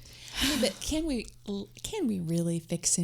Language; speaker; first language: English; native; English